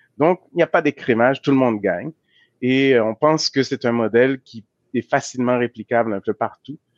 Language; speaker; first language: French; early bilingual, other home language; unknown